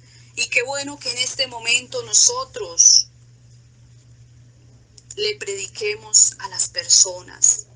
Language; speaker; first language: Spanish; native; Spanish